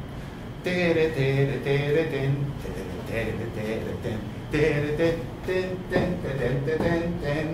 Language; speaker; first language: Japanese; native; Japanese